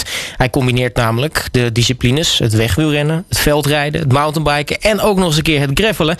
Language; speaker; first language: Dutch; native; Dutch